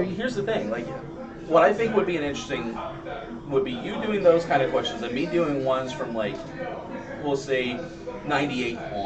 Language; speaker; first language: English; native; English